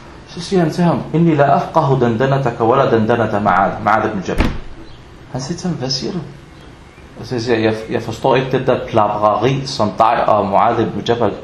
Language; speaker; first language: Danish; non-native, fluent; Arabic